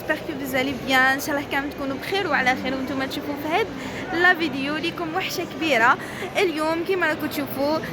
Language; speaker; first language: Arabic; native; Arabic